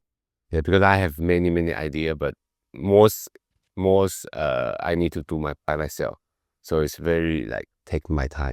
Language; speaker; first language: English; non-native, learner; Chinese